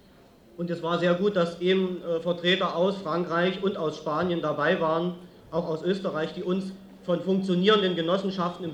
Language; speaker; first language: German; native; German